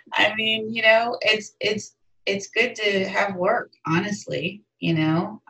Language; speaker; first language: English; native; English